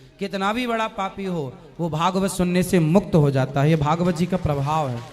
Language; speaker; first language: Hindi; native; Hindi